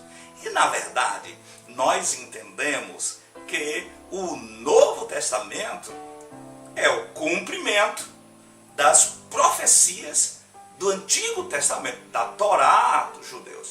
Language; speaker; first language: Portuguese; native; Portuguese